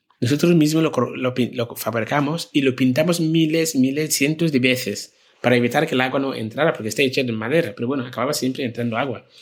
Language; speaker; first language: Spanish; non-native, fluent; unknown